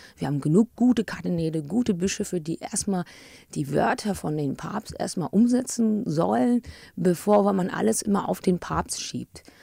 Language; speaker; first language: German; early bilingual, other home language; English